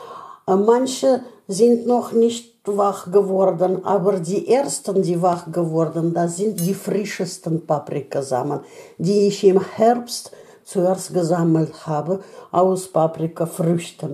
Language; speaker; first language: German; non-native, learner; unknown